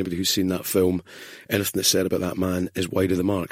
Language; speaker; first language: English; native; English